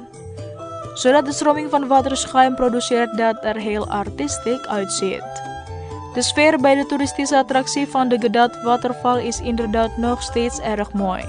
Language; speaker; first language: Dutch; non-native, fluent; Indonesian